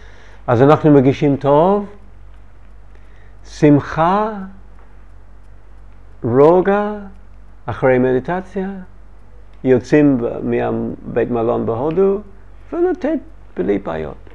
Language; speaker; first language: Hebrew; non-native, learner; English